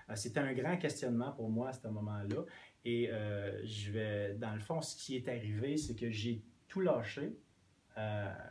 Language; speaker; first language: French; non-native, fluent; English